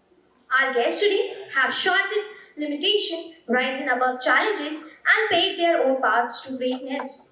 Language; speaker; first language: English; non-native, local second language; Hindi